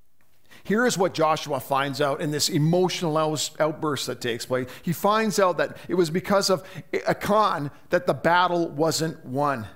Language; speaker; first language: English; native; English